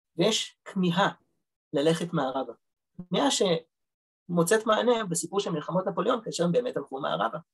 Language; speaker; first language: Hebrew; early bilingual, other home language; Russian